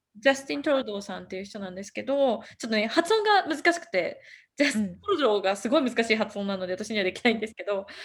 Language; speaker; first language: Japanese; native; Japanese